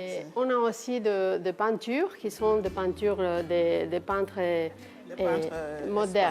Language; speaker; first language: French; non-native, fluent; Spanish